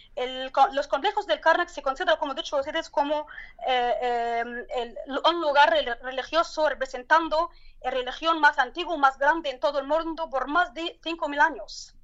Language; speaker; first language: Spanish; non-native, learner; Arabic